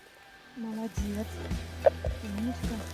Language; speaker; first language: Russian; native; Russian